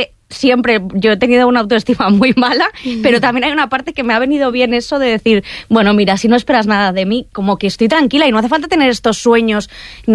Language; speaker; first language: Spanish; native; Spanish